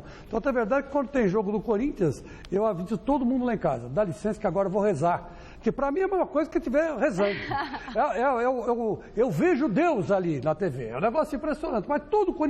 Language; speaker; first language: Portuguese; native; Portuguese